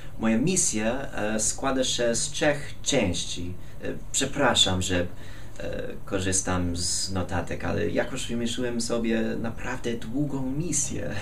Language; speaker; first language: Polish; non-native, fluent; English